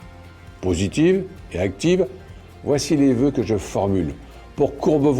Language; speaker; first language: French; native; French